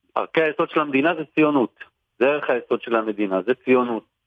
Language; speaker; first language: Hebrew; early bilingual, other home language; Turkish